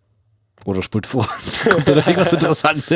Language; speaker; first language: German; native; German